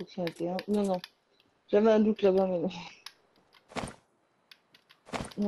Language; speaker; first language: French; native; French